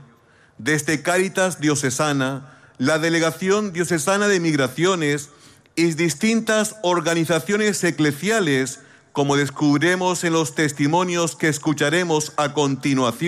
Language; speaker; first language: Spanish; native; Spanish